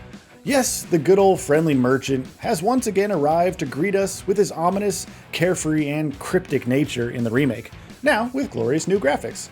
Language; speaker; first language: English; native; English